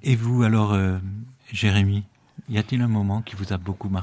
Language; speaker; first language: French; native; French